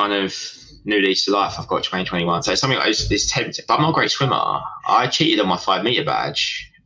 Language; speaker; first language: English; native; English